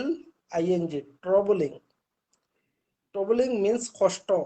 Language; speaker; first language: English; non-native, learner; Bangla